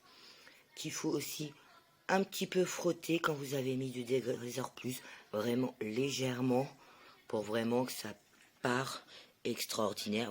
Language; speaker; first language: French; native; French